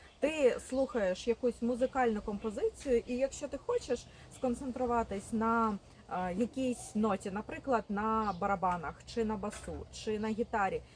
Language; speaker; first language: Ukrainian; native; Ukrainian